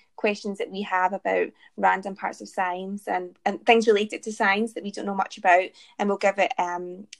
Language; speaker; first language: English; native; English